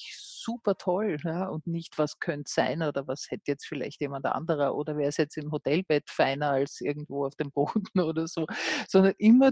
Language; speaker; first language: German; native; German